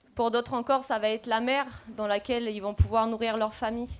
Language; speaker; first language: French; native; French